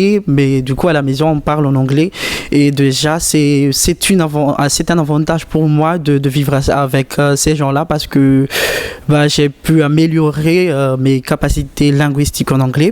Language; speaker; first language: French; native; French